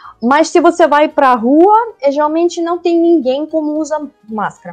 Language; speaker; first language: Portuguese; non-native, learner; Russian